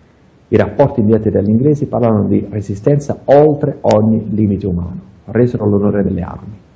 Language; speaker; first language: Italian; native; Italian